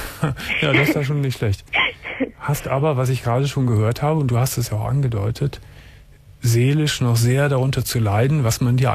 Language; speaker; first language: German; native; German